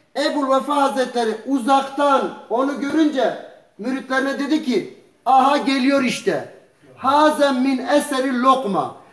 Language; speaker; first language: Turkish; early bilingual, heritage; Turkish